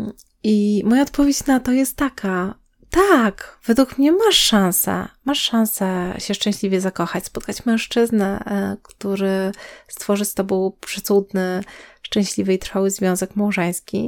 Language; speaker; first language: Polish; native; Polish